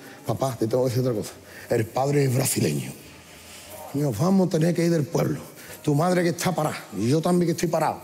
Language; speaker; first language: Spanish; native; Spanish